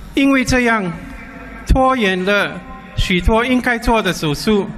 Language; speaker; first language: Chinese; non-native, local second language; English